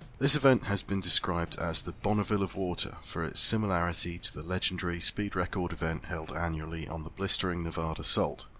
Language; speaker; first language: English; native; English